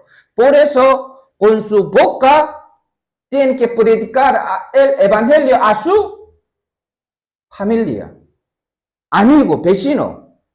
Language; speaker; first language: Spanish; non-native, learner; Korean